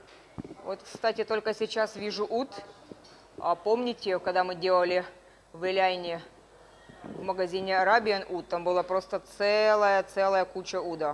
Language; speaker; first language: Russian; native; Russian